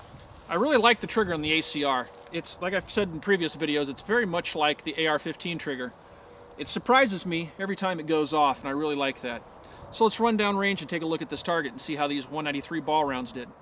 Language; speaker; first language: English; native; English